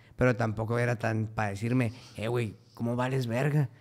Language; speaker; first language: Spanish; native; Spanish